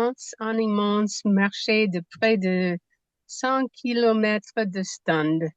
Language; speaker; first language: French; non-native, learner; English